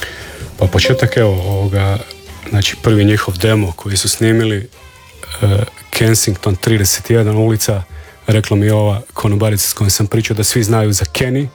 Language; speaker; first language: Serbian; native; Serbian